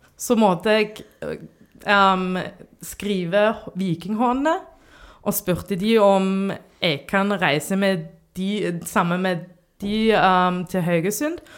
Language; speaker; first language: Norwegian; non-native, fluent; German